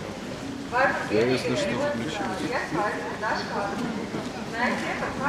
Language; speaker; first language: Latvian; native; Latvian